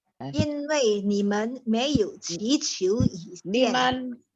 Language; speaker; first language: Chinese; non-native, learner; Indonesian